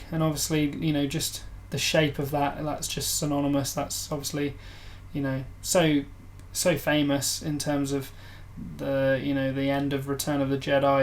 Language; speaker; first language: English; native; English